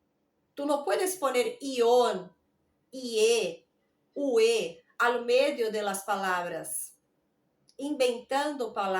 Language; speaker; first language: Spanish; non-native, fluent; Portuguese